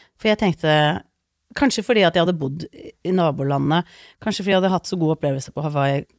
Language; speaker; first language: Norwegian; early bilingual, other home language; Icelandic